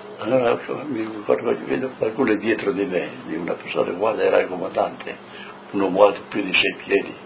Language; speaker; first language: Italian; native; Italian